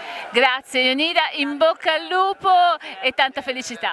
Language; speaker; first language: Italian; native; Italian